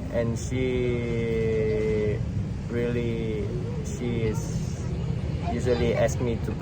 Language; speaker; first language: English; non-native, fluent; Indonesian